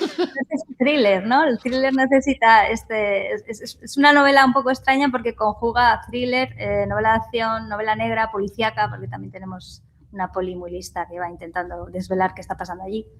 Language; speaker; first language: Spanish; native; Spanish